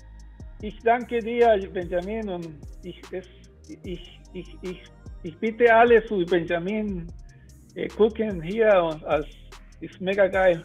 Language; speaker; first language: German; non-native, learner; Spanish